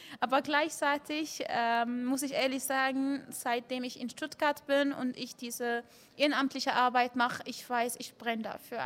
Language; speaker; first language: German; non-native, fluent; Arabic